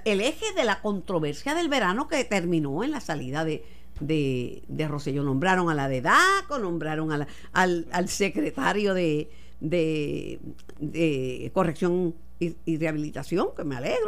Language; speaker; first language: Spanish; native; Spanish